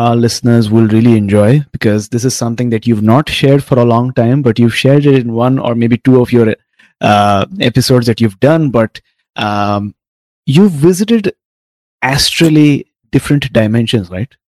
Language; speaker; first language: English; non-native, local second language; Tamil